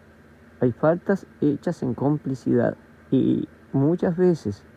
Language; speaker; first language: Spanish; native; Spanish